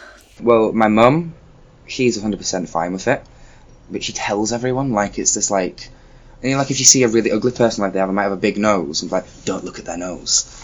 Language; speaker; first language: English; native; English